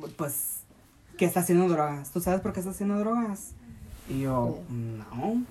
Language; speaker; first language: Spanish; early bilingual, heritage; Spanish